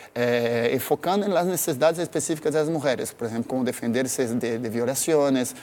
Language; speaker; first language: Spanish; non-native, fluent; Portuguese